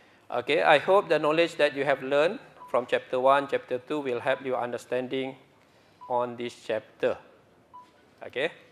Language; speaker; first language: English; non-native, local second language; Malay